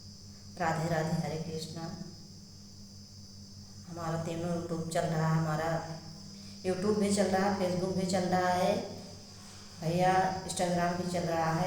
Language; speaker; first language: Hindi; non-native, local second language; Awadhi